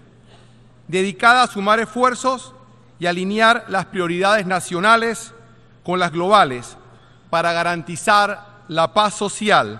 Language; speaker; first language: Spanish; native; Spanish